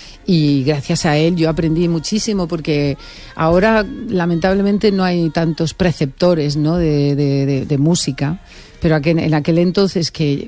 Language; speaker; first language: Spanish; native; Spanish